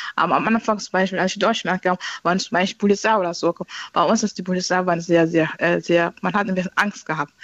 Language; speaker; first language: German; non-native, fluent; Tigrinya